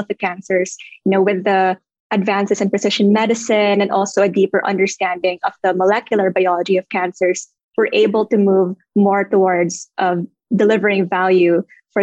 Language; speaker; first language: English; non-native, local second language; Filipino